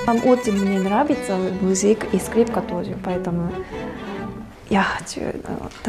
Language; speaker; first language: Russian; non-native, learner; Japanese